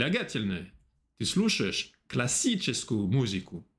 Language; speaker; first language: Russian; non-native, fluent; French